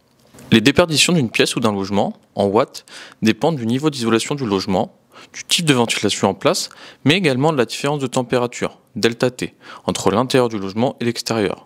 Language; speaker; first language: French; native; French